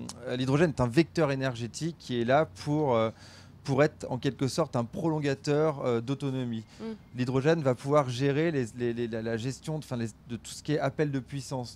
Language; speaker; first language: French; native; French